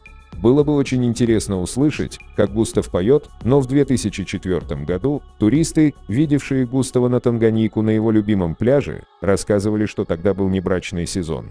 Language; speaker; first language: Russian; native; Russian